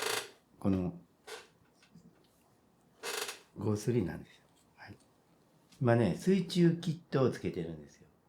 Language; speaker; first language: Japanese; native; Japanese